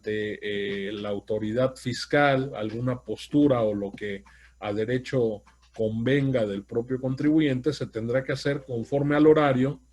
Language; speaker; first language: Spanish; native; Spanish